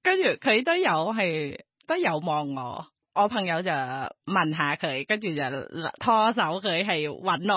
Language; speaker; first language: Cantonese; non-native, fluent; Thai